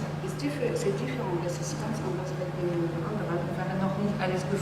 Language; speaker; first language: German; non-native, learner; Kabyle